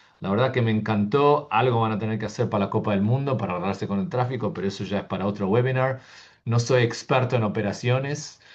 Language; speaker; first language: Spanish; early bilingual, heritage; Spanish